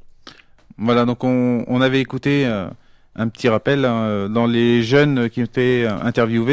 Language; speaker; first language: French; native; French